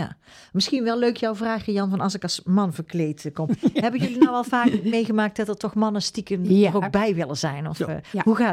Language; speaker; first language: Dutch; native; Dutch